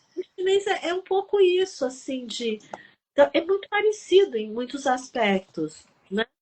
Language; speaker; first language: Portuguese; early bilingual, other home language; Chinese